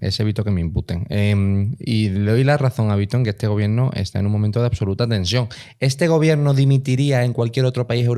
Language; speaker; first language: Spanish; native; Spanish